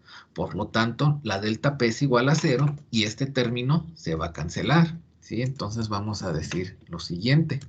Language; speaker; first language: Spanish; native; Spanish